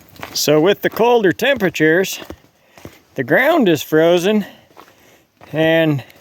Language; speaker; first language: English; native; English